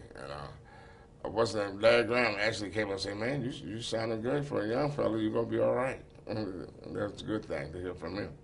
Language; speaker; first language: English; native; English